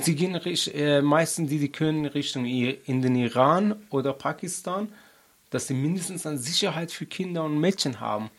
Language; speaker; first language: German; non-native, learner; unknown